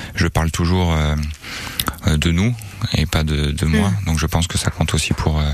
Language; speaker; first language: French; native; French